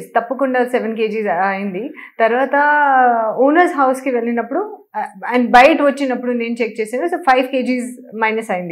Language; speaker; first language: Telugu; non-native, learner; Hindi